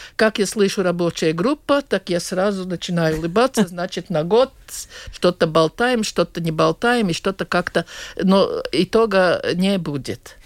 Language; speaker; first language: Russian; non-native, local second language; Latvian